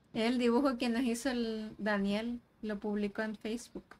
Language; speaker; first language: Spanish; native; Spanish